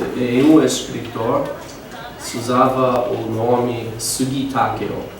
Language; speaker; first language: Portuguese; non-native, fluent; English